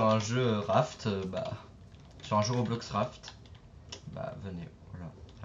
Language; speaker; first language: French; native; French